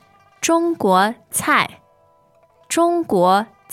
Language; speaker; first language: Chinese; non-native, fluent; English